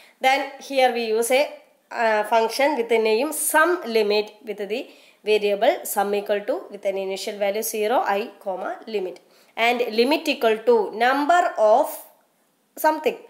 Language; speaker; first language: English; non-native, local second language; Malayalam